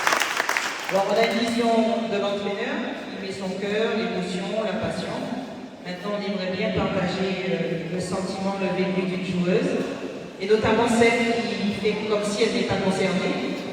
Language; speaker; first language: French; native; French